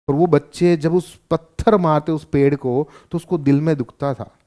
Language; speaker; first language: Hindi; non-native, local second language; Gujarati